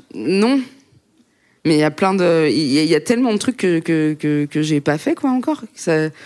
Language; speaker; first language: French; native; French